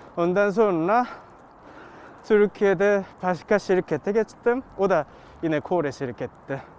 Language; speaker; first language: Turkish; non-native, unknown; Korean